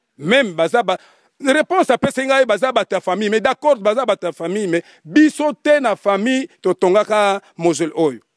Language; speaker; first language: Lingala; non-native, local second language; Kongo